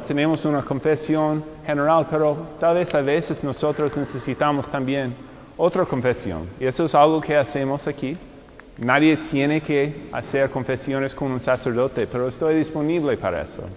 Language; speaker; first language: Spanish; non-native, fluent; English